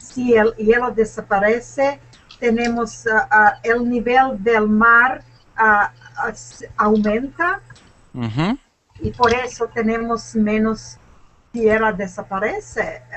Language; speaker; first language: Spanish; non-native, learner; English